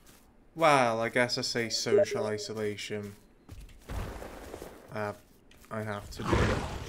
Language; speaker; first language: English; native; English